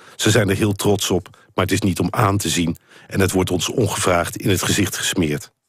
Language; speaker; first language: Dutch; native; Dutch